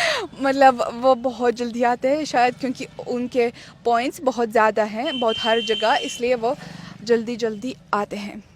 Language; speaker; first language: Hindi; non-native, fluent; Russian